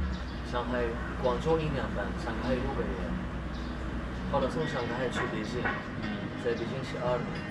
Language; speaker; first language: Chinese; non-native, fluent; Arabic